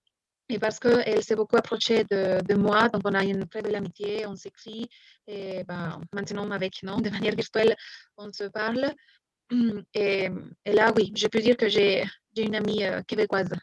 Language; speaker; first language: French; non-native, fluent; Spanish